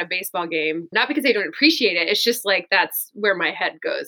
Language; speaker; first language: English; native; English